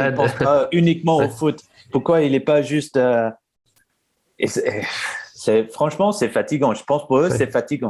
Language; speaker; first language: French; non-native, fluent; English